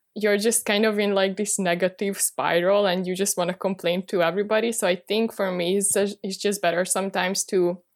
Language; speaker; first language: English; non-native, fluent; Hungarian